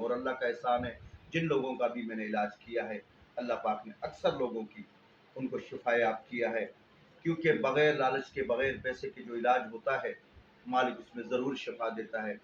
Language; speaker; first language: Urdu; non-native, local second language; Sindhi